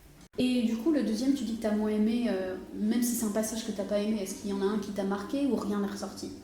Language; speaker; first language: French; native; French